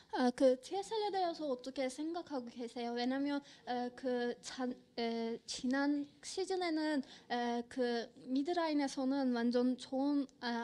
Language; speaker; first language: Korean; non-native, fluent; Turkish